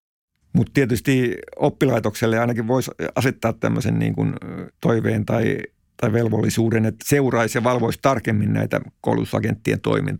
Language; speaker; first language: Finnish; native; Finnish